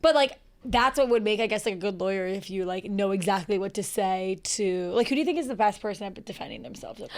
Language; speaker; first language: English; native; English